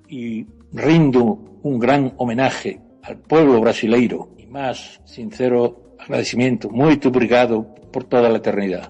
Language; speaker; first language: Spanish; native; Spanish